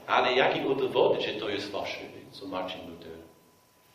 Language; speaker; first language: Polish; non-native, fluent; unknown